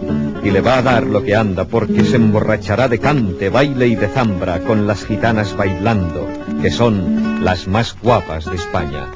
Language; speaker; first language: Spanish; native; Spanish